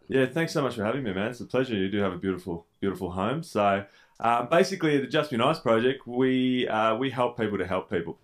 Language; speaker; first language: English; native; English